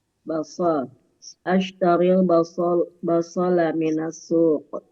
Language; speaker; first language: Arabic; non-native, learner; Indonesian